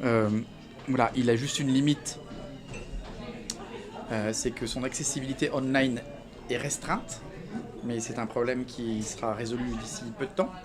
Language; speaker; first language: French; native; French